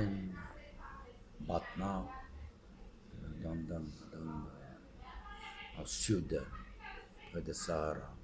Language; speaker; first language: French; non-native, fluent; Armenian